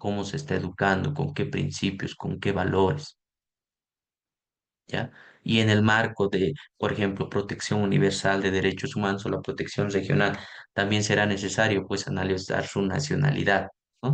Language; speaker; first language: Spanish; native; Spanish